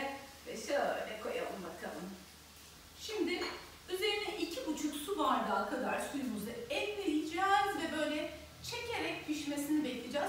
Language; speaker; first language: Turkish; native; Turkish